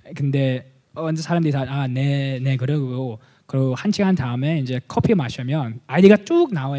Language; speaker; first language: Korean; early bilingual, heritage; Korean